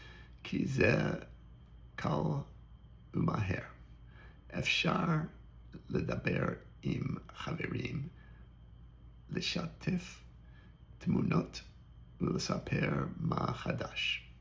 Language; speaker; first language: Hebrew; non-native, learner; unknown